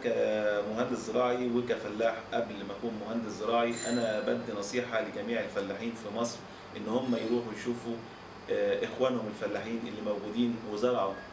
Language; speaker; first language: Arabic; native; Arabic